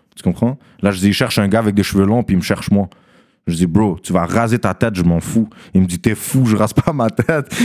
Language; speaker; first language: French; early bilingual, other home language; Russian